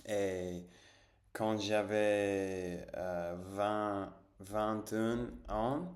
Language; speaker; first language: French; non-native, fluent; Spanish